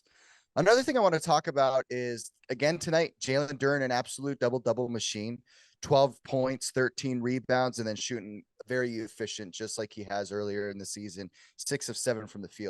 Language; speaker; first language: English; native; English